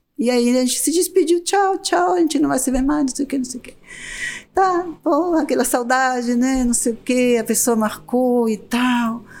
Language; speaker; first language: Portuguese; non-native, fluent; Spanish